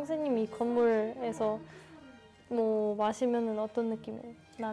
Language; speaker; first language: Korean; non-native, fluent; German